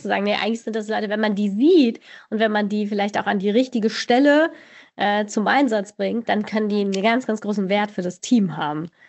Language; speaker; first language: German; native; German